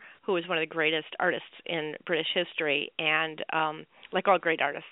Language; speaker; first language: English; native; English